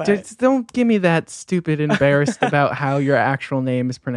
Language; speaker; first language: English; native; English